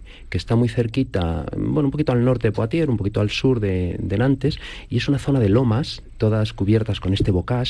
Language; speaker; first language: Spanish; native; Spanish